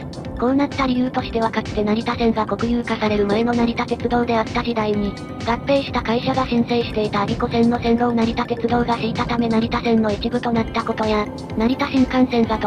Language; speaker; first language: Japanese; native; Japanese